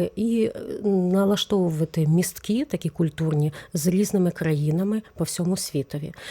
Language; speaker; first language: Ukrainian; native; Ukrainian